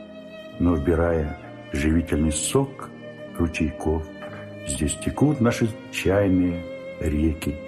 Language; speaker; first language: Russian; native; Russian